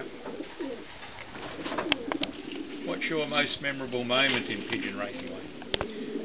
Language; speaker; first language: English; native; English